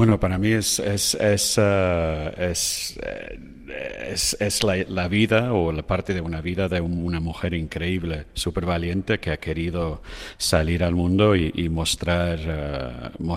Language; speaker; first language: Spanish; non-native, fluent; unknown